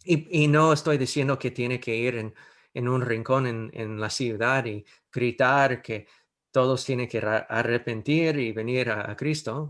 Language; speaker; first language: Spanish; non-native, fluent; English